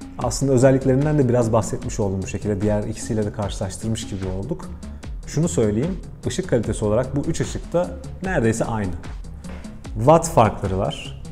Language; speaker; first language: Turkish; native; Turkish